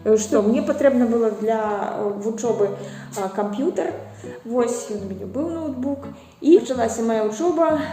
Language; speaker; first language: Belarusian; non-native, local second language; Russian